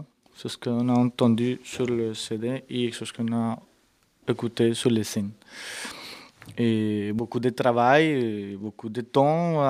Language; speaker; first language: French; non-native, fluent; Spanish